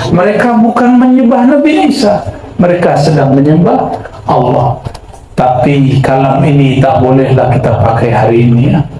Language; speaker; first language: Malay; non-native, local second language; Minangkabau